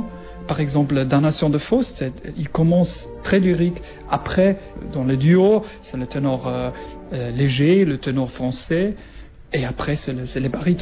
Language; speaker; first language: French; non-native, learner; German